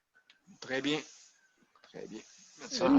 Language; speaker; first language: French; native; French